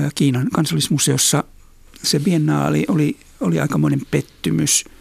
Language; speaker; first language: Finnish; native; Finnish